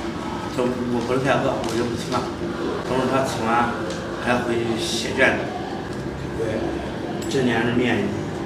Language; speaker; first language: Chinese; native; Chinese